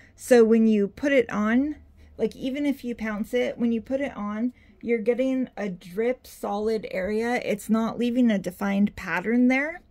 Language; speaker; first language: English; native; English